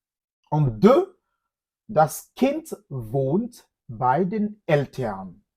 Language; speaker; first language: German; non-native, fluent; French